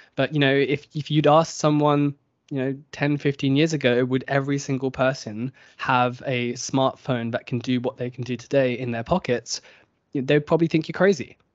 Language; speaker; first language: English; native; English